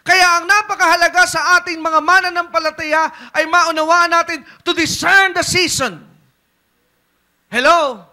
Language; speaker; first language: Filipino; native; Filipino